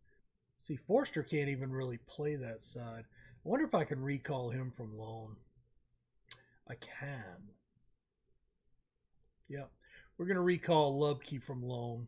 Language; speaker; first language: English; native; English